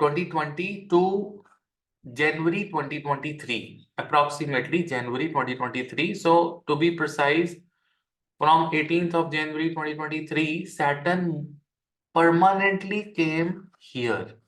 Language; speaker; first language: English; non-native, local second language; Hindi